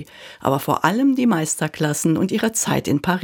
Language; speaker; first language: German; native; German